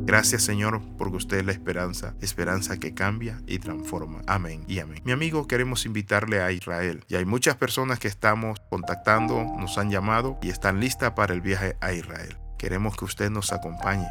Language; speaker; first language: Spanish; native; Spanish